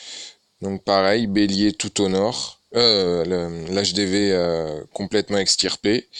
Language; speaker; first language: French; native; French